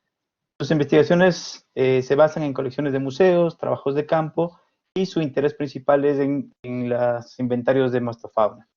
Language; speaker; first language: Spanish; native; Spanish